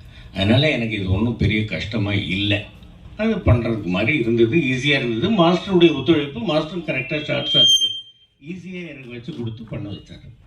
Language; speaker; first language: Tamil; native; Tamil